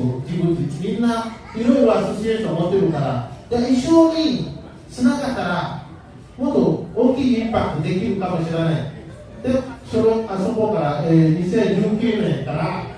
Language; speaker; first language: Japanese; non-native, learner; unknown